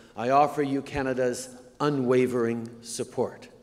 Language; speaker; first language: English; native; English